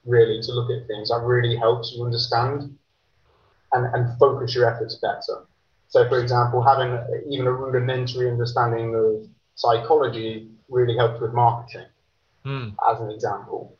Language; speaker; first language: English; native; English